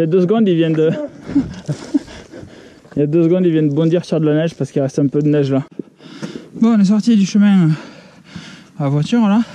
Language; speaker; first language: French; native; French